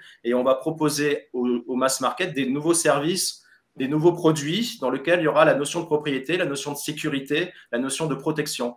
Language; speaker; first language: French; native; French